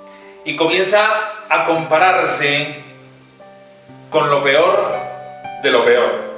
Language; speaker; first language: Spanish; native; Spanish